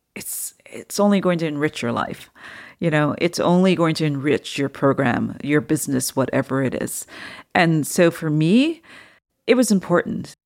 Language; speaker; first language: English; native; English